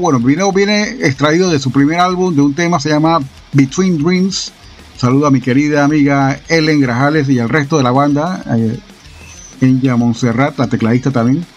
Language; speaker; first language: Spanish; native; Spanish